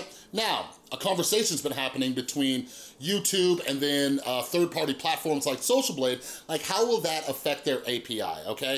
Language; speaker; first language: English; native; English